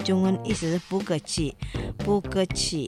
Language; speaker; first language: Chinese; non-native, fluent; Indonesian